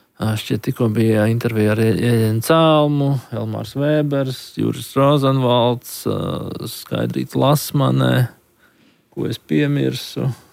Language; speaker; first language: Latvian; native; Latvian